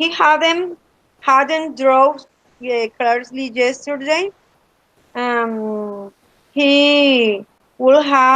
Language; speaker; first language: English; non-native, learner; Spanish